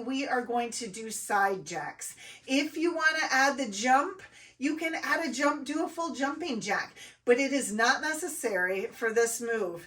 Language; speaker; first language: English; native; English